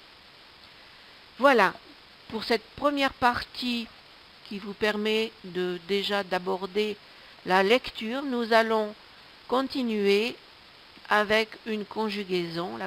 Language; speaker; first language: French; native; French